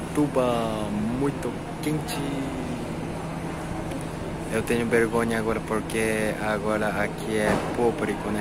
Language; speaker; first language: Portuguese; non-native, learner; Japanese